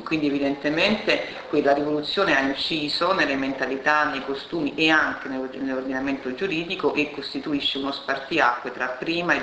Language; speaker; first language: Italian; native; Italian